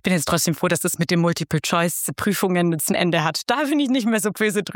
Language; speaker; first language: German; native; German